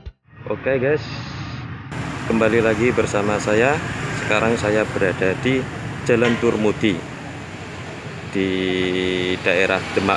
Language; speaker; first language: Indonesian; native; Indonesian